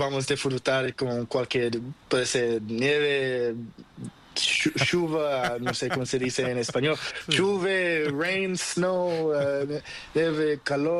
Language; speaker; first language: Spanish; non-native, learner; Portuguese